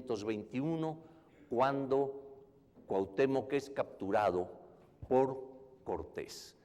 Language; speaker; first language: Spanish; native; Spanish